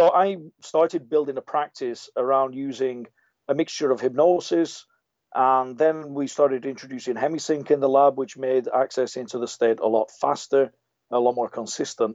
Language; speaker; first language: English; native; English